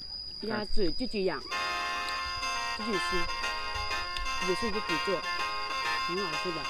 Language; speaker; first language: Chinese; non-native, fluent; Lao